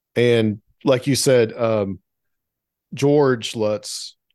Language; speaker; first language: English; native; English